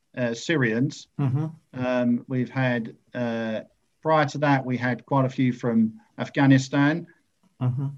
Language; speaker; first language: English; native; English